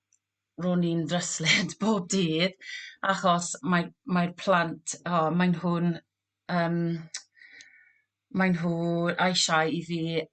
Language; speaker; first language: Welsh; non-native, local second language; English